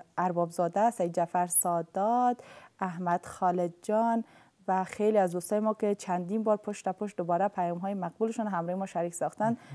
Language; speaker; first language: Persian; native; Persian